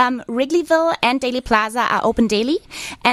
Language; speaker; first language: English; non-native, fluent; German